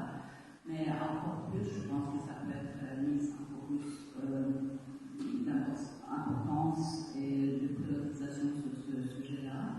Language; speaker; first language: French; non-native, fluent; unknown